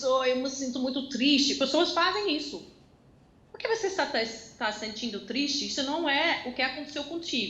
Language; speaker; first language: Portuguese; non-native, fluent; Dutch